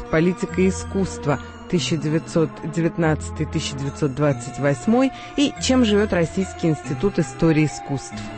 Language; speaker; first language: Russian; native; Russian